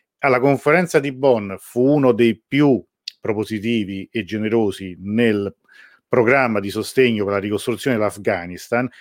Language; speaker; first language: Italian; native; Italian